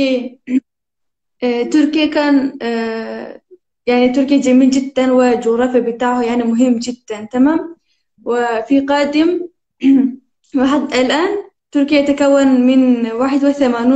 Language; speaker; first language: Arabic; non-native, learner; Turkish